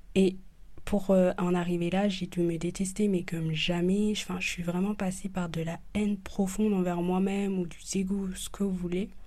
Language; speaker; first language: French; early bilingual, other home language; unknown